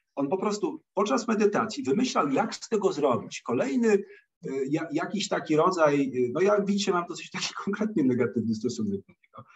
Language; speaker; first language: Polish; native; Polish